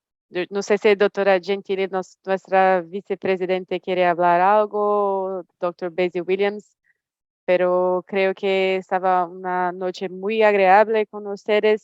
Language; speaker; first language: Spanish; non-native, fluent; Portuguese